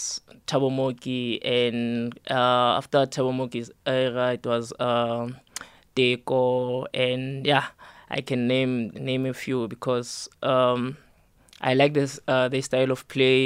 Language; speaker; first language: English; non-native, local second language; Southern Sotho